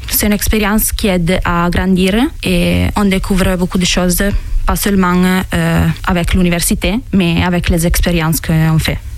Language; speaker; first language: French; non-native, learner; Italian